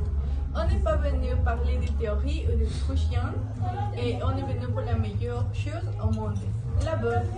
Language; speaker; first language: French; non-native, learner; Spanish